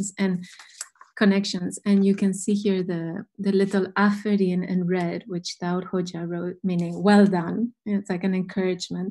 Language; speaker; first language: English; non-native, fluent; Spanish